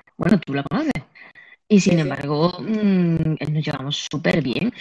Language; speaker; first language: Spanish; native; Spanish